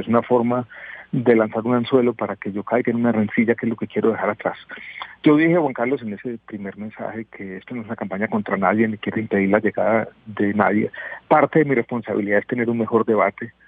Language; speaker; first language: Spanish; native; Spanish